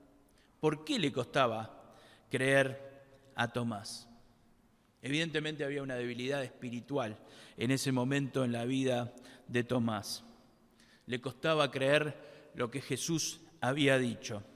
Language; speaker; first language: Spanish; native; Spanish